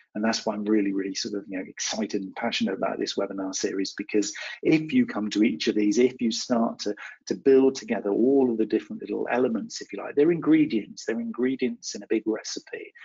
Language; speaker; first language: English; native; English